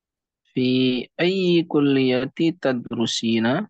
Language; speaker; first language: Arabic; non-native, learner; Indonesian